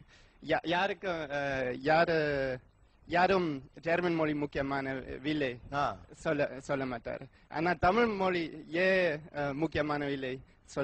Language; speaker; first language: Tamil; non-native, learner; German